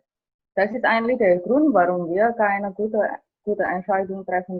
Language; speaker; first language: German; non-native, learner; Indonesian